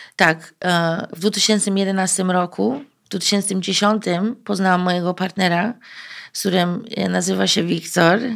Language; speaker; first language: Polish; early bilingual, heritage; Polish